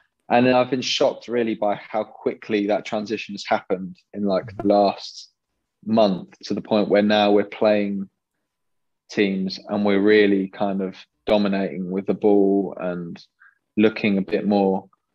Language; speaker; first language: English; native; English